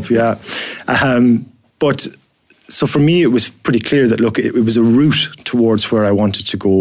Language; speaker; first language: English; native; English